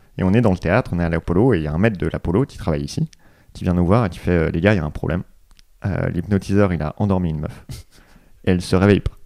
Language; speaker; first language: French; native; French